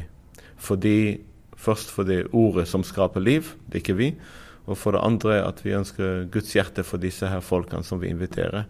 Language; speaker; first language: Norwegian; non-native, fluent; Arabic